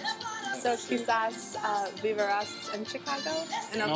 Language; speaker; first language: Spanish; non-native, learner; English